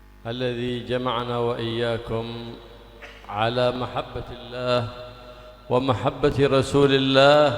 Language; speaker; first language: Arabic; native; Arabic